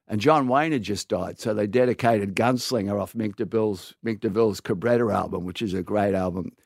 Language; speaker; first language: English; native; English